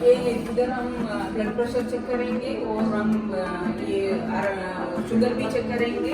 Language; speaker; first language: Hindi; non-native, learner; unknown